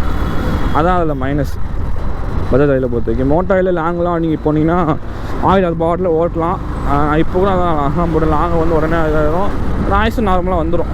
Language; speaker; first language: Tamil; native; Tamil